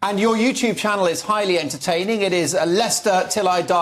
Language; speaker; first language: English; native; English